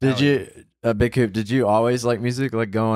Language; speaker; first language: English; native; English